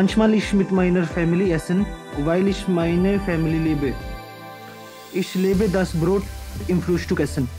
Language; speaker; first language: German; non-native, learner; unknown